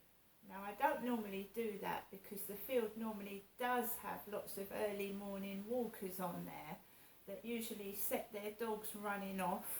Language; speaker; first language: English; native; English